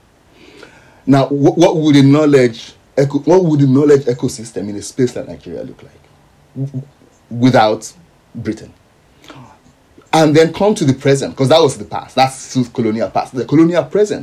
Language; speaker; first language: English; non-native, local second language; Yoruba